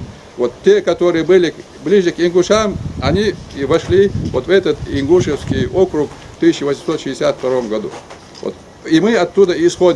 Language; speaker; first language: Russian; non-native, local second language; Ingush